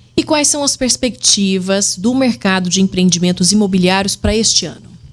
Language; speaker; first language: Portuguese; native; Portuguese